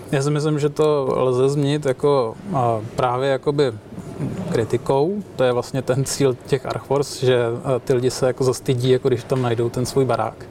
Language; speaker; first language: Czech; native; Czech